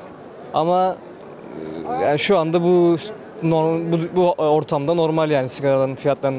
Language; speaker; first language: Turkish; native; Turkish